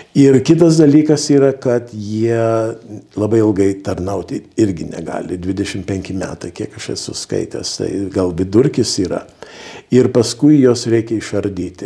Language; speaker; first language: Lithuanian; early bilingual, heritage; Lithuanian